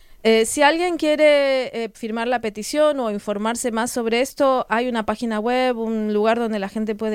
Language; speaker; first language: Spanish; native; Spanish